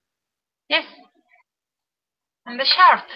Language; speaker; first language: English; non-native, learner; Spanish